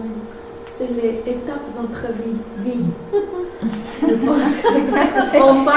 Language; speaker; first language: French; non-native, learner; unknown